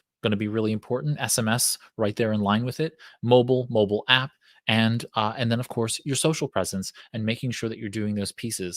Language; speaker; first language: English; native; English